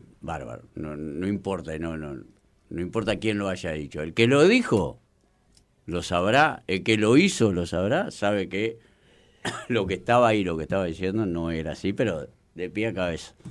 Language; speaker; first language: Spanish; native; Spanish